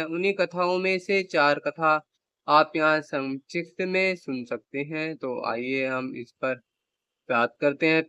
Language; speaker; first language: Hindi; native; Hindi